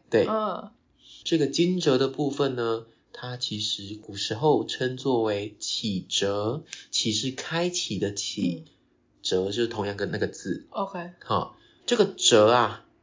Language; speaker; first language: Chinese; non-native, local second language; Min Nan Chinese